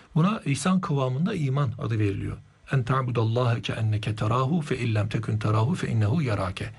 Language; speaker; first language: Turkish; native; Turkish